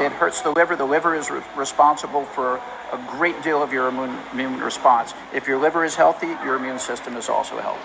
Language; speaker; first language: English; native; English